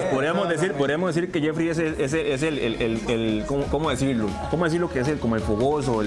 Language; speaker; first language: Spanish; native; Spanish